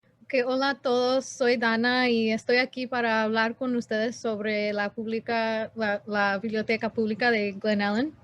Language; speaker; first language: Spanish; non-native, learner; English